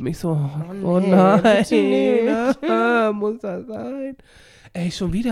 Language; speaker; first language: German; native; German